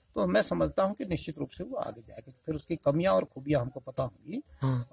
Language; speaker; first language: Hindi; native; Hindi